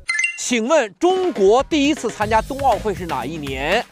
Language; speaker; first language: Chinese; native; Chinese